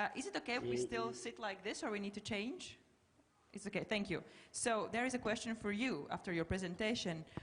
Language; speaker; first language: English; non-native, fluent; Latvian